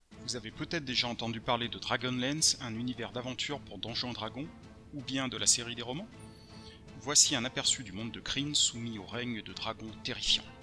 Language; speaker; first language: French; native; French